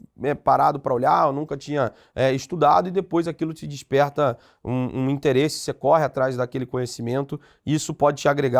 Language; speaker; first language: Portuguese; native; Portuguese